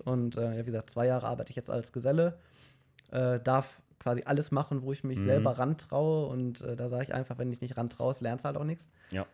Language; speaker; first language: German; native; German